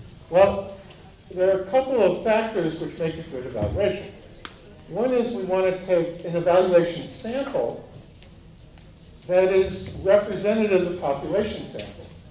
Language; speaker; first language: English; native; English